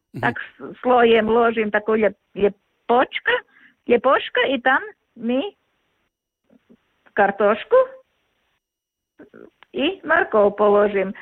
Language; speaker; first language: Russian; non-native, local second language; Latvian